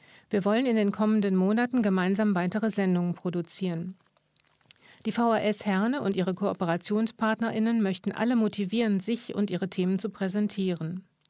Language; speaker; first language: German; native; German